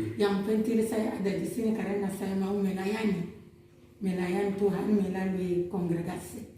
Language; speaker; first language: Indonesian; non-native, learner; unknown